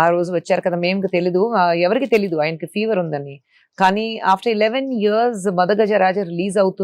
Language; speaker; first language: Telugu; non-native, fluent; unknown